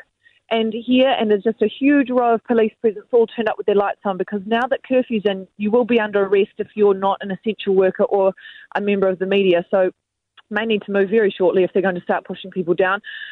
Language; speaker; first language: English; native; English